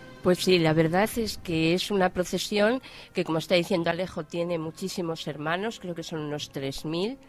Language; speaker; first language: Spanish; native; Spanish